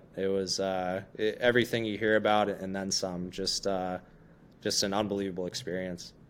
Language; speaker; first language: English; native; English